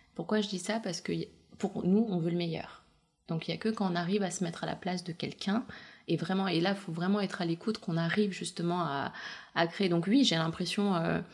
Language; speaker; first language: French; early bilingual, other home language; Russian